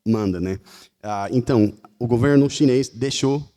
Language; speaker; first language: Portuguese; non-native, fluent; English